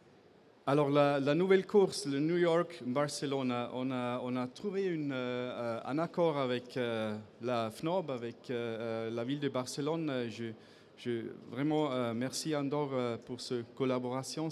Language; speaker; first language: French; non-native, fluent; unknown